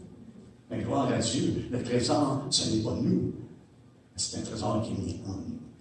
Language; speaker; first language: French; native; French